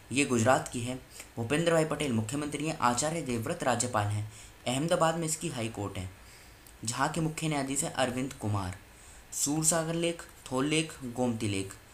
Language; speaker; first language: Hindi; native; Hindi